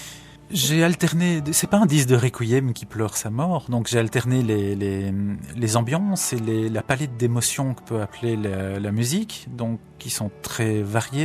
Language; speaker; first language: French; native; French